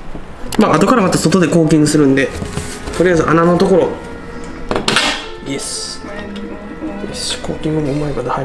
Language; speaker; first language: Japanese; native; Japanese